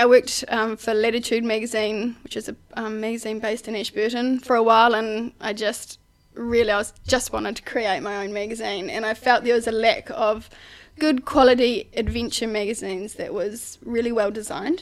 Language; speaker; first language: English; native; English